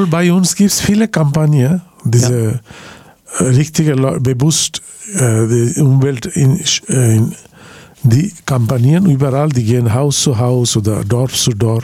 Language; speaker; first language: German; non-native, learner; Bangla